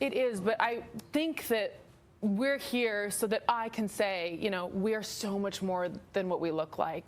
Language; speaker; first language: English; native; English